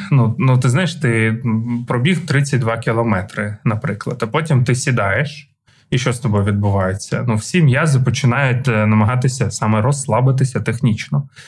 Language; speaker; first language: Ukrainian; non-native, local second language; Russian